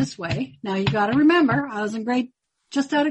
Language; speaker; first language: English; native; English